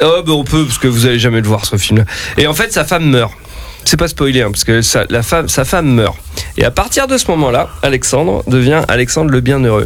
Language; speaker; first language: French; native; French